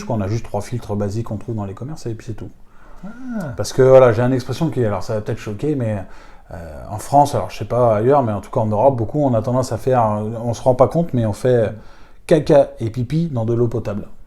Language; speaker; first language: French; native; French